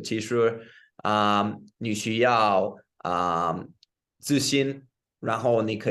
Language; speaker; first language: Chinese; non-native, fluent; English